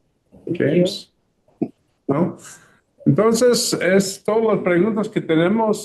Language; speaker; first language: Spanish; early bilingual, heritage; English